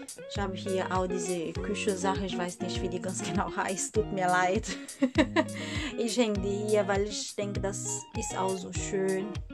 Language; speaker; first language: German; non-native, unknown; Portuguese